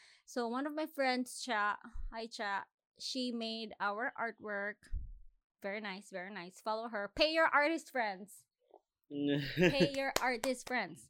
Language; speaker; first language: English; non-native, local second language; Filipino